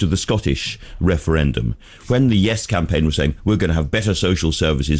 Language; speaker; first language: English; native; English